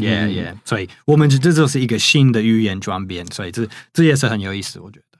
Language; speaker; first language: Chinese; non-native, fluent; English